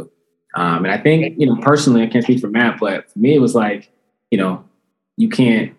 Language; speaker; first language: English; native; English